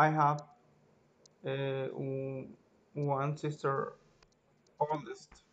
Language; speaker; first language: English; non-native, learner; Spanish